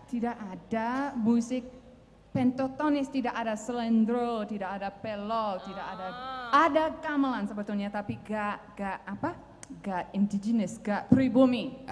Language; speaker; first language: Indonesian; non-native, fluent; English